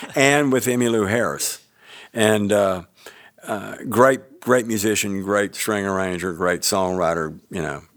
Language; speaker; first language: English; native; English